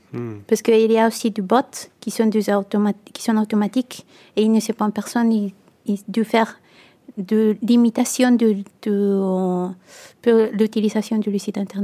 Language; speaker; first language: French; non-native, learner; Italian